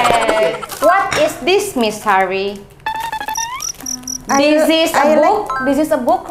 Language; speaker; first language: English; non-native, learner; Indonesian